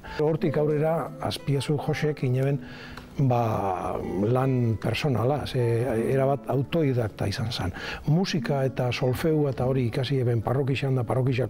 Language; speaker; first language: Basque; native; Basque